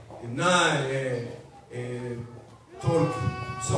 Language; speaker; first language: Swedish; non-native, fluent; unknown